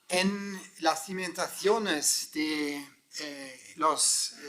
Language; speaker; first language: Spanish; non-native, fluent; German